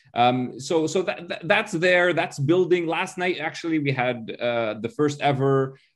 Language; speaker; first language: English; early bilingual, other home language; Arabic